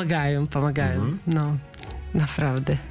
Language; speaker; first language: Polish; non-native, learner; Russian